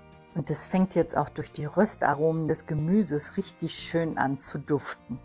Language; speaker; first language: German; native; German